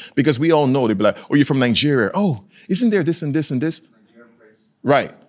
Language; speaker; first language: English; non-native, local second language; Yoruba